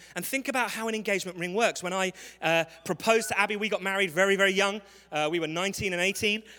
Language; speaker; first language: English; native; English